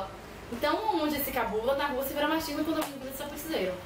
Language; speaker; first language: Portuguese; native; Portuguese